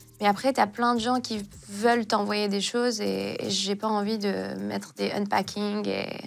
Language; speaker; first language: French; non-native, local second language; Arabic